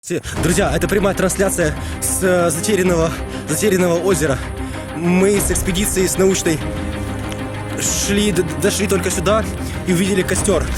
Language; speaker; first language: Russian; native; Russian